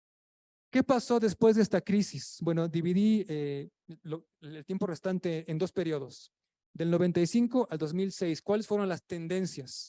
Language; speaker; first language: Spanish; native; Spanish